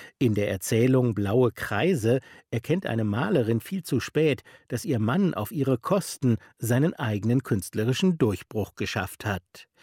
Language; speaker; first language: German; native; German